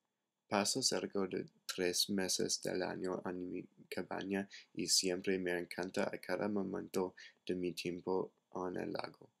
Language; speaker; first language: Spanish; non-native, learner; English